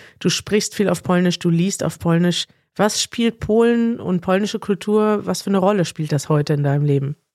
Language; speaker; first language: German; native; German